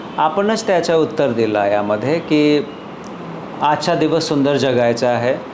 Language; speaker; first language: Marathi; non-native, fluent; Hindi